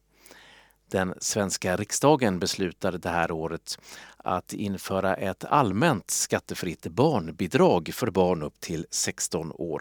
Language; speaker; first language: Swedish; native; Swedish